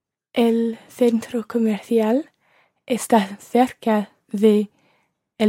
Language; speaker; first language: Spanish; non-native, learner; English